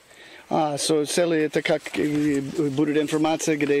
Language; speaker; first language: Russian; non-native, learner; English